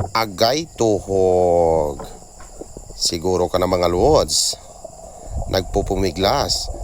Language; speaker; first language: Filipino; non-native, local second language; Cebuano